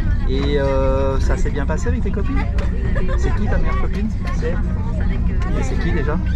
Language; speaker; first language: French; native; French